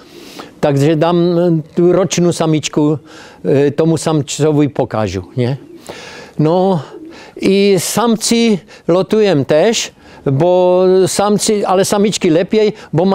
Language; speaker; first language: Polish; non-native, learner; Czech